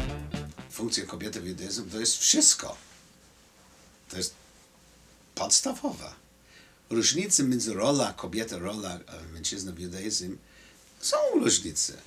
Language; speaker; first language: Polish; non-native, fluent; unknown